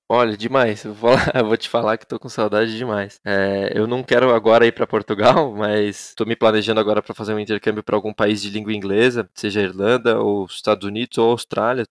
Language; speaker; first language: Portuguese; native; Portuguese